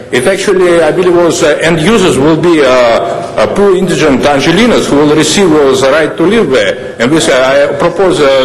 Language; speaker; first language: English; non-native, learner; Russian